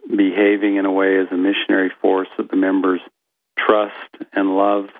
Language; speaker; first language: English; native; English